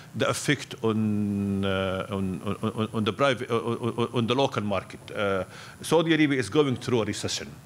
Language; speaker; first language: English; non-native, fluent; Arabic